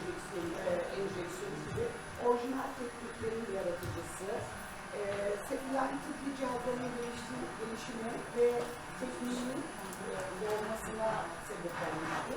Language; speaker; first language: Turkish; native; Turkish